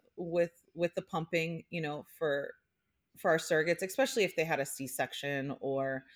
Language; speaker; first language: English; native; English